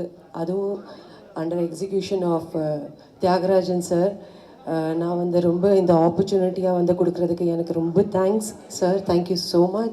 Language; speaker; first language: Tamil; non-native, fluent; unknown